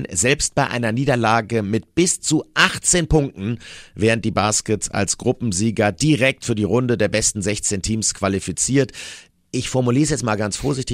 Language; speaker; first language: German; native; German